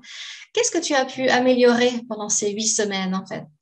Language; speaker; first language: French; native; French